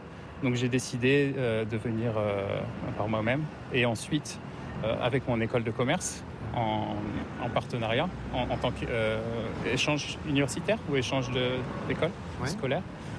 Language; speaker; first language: French; native; French